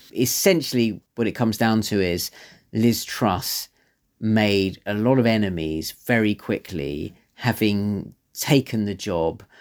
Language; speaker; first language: English; native; English